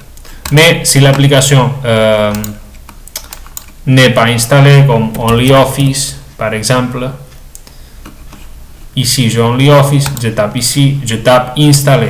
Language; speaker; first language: French; non-native, learner; Spanish